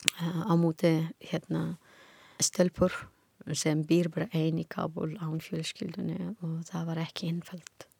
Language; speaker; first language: Icelandic; non-native, learner; Persian